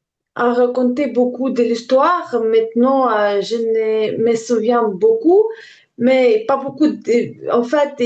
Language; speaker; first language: French; non-native, learner; Ukrainian